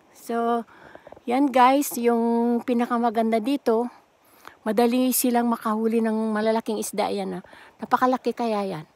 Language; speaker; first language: Filipino; native; Filipino